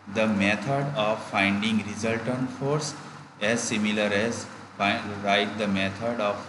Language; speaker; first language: English; non-native, local second language; Gujarati